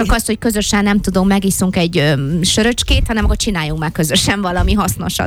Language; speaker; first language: Hungarian; native; Hungarian